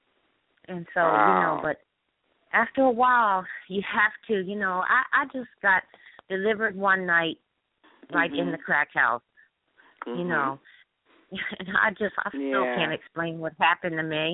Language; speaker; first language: English; native; English